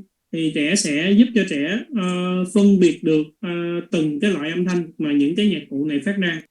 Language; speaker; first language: Vietnamese; native; Vietnamese